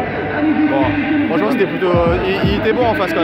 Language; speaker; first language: French; native; French